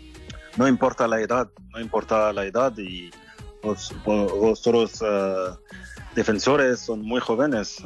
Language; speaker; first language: Spanish; non-native, fluent; French